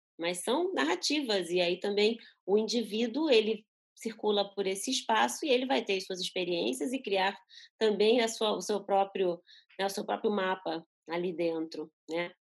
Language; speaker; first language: Portuguese; early bilingual, other home language; Spanish